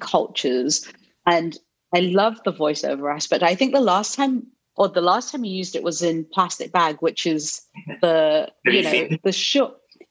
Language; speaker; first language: English; native; English